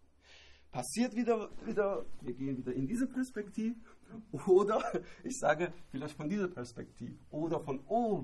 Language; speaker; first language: German; non-native, learner; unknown